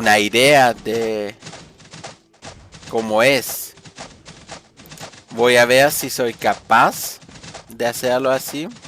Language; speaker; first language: Spanish; non-native, fluent; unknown